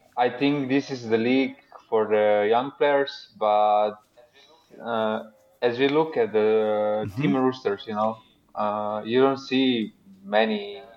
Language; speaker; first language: English; non-native, learner; Slovenian